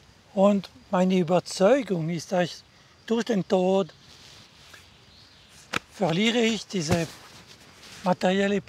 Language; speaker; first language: German; non-native, local second language; French